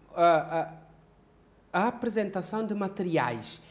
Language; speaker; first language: Portuguese; non-native, local second language; Kabuverdianu